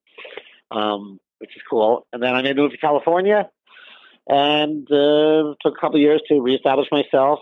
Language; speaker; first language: English; native; English